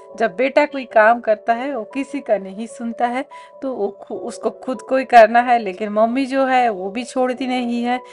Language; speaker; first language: Hindi; non-native, local second language; Bangla